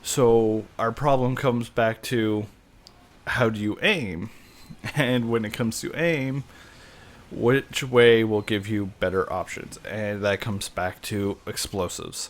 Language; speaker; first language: English; native; English